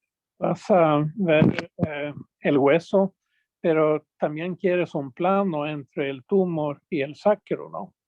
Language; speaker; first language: Spanish; non-native, fluent; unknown